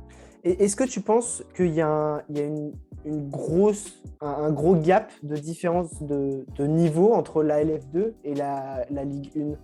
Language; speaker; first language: French; native; French